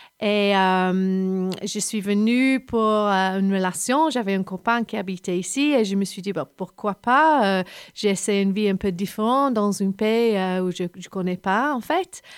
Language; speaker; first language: French; non-native, fluent; English